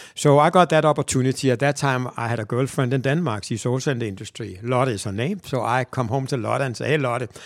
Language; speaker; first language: English; non-native, fluent; Danish